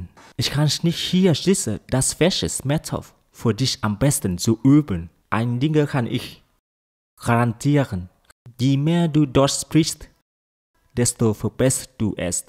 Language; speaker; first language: German; non-native, learner; Vietnamese